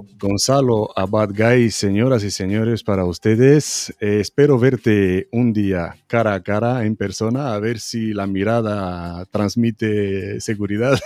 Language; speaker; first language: Spanish; non-native, fluent; Hebrew